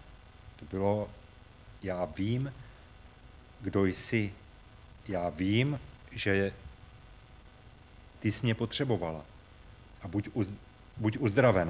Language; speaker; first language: Czech; native; Czech